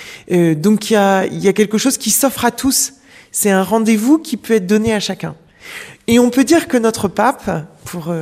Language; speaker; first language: French; native; French